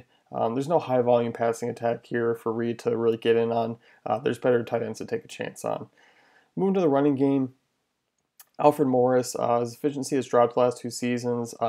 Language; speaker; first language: English; native; English